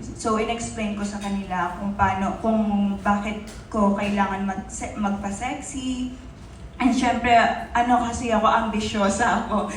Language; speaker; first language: Filipino; non-native, local second language; Pampanga